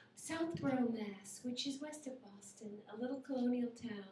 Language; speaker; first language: English; native; English